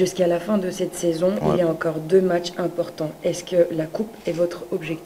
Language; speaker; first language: French; non-native, fluent; Bulgarian